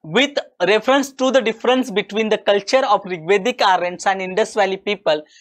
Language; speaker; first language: Hindi; non-native, local second language; Marathi